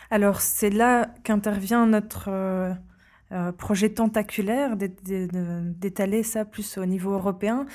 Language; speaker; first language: French; native; French